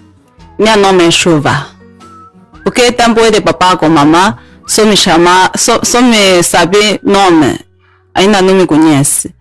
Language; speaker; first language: Portuguese; non-native, learner; Chinese